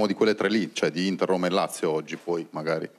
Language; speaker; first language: Italian; native; Italian